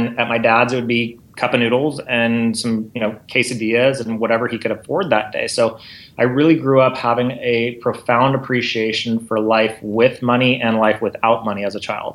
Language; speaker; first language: English; native; English